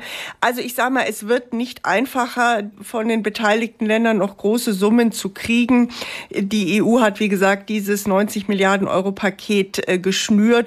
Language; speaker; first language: German; native; German